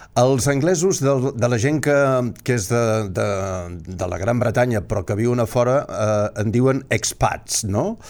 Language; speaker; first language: Catalan; native; Catalan